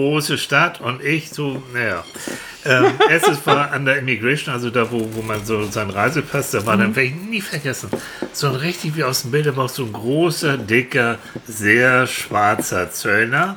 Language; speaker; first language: German; native; German